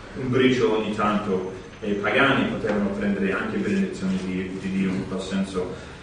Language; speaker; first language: Italian; non-native, fluent; English